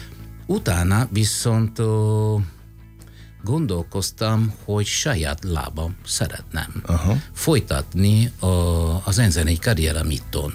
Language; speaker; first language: Hungarian; non-native, fluent; Italian